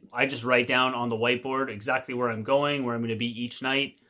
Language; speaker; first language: English; native; English